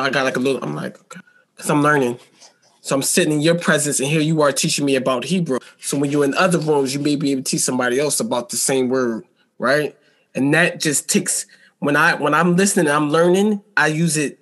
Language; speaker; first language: English; native; English